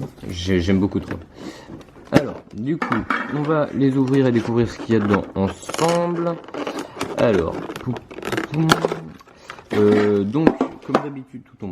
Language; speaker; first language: French; native; French